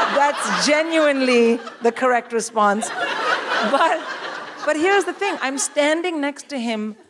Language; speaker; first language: English; non-native, local second language; Hindi